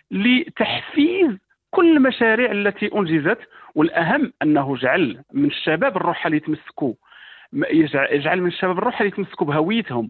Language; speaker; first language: Arabic; native; Arabic